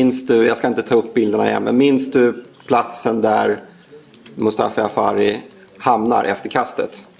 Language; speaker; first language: Swedish; native; Swedish